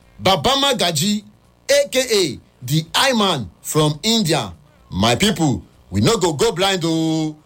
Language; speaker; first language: Nigerian Pidgin; native; Nigerian Pidgin